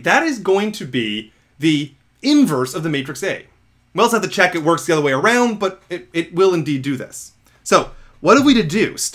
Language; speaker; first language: English; native; English